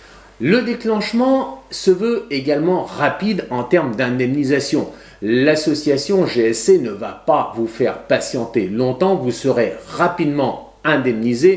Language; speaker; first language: French; native; French